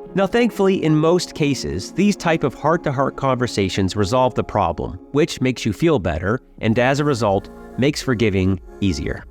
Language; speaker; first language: English; native; English